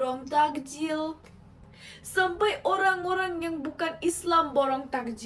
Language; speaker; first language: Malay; non-native, fluent; Korean